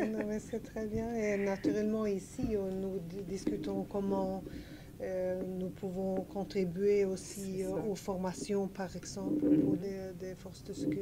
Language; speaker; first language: French; non-native, learner; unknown